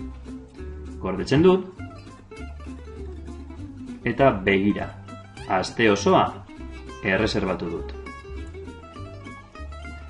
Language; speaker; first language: Basque; non-native, local second language; Spanish